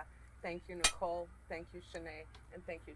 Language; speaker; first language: English; native; English